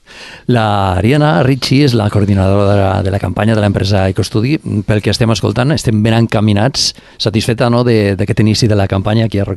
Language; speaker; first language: Catalan; native; Catalan